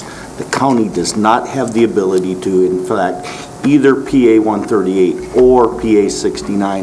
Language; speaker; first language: English; native; English